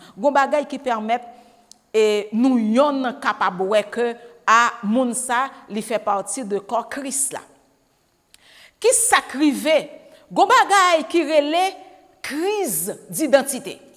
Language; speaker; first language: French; non-native, learner; Haitian Creole